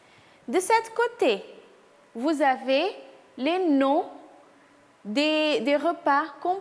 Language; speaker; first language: French; non-native, fluent; Portuguese